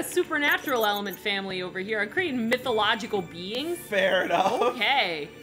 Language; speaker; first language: English; native; English